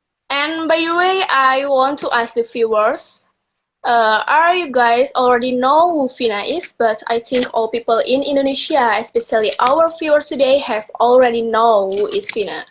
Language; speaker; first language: English; non-native, learner; Indonesian